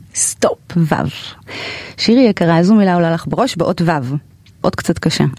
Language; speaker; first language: Hebrew; native; Hebrew